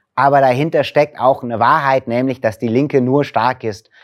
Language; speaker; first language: German; non-native, fluent; English